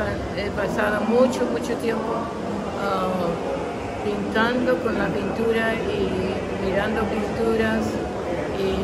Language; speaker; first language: Spanish; non-native, local second language; English